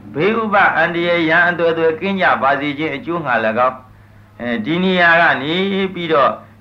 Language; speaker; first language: Burmese; native; Burmese